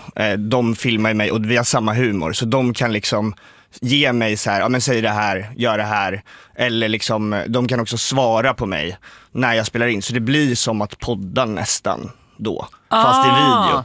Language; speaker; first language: Swedish; native; Swedish